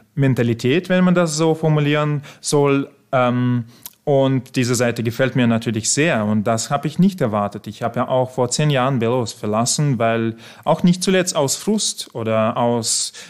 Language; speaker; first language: German; non-native, fluent; Russian